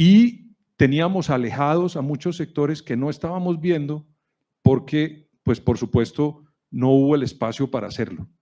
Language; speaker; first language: Spanish; native; Spanish